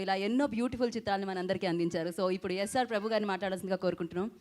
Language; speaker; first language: Telugu; native; Telugu